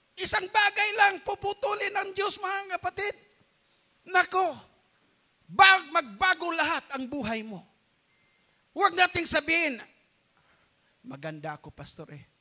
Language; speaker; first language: Filipino; non-native, local second language; Cebuano